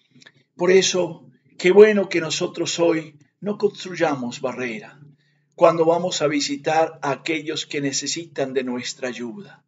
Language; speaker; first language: Spanish; native; Spanish